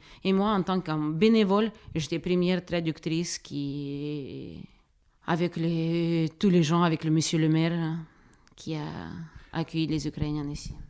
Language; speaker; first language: French; non-native, fluent; Russian